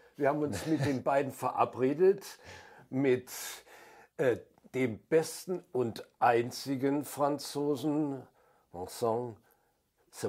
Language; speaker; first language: German; native; German